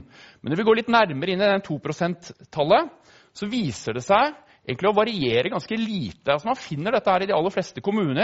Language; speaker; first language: Norwegian; native; Norwegian